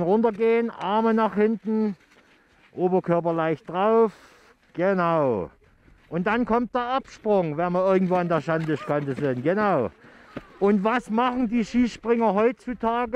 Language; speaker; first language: German; native; German